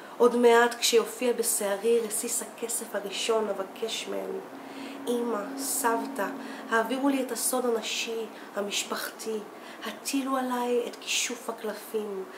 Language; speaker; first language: Hebrew; native; Hebrew